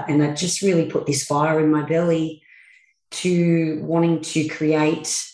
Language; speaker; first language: English; native; English